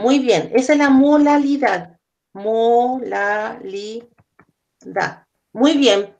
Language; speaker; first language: Spanish; native; Spanish